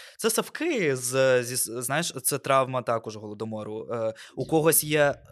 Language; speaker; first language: Ukrainian; non-native, local second language; Russian